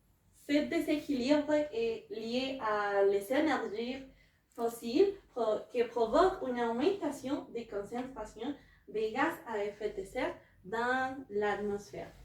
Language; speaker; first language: French; non-native, learner; Spanish